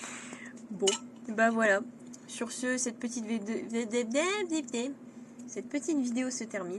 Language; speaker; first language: French; native; French